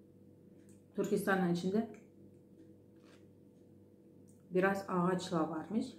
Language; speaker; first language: Turkish; non-native, learner; Russian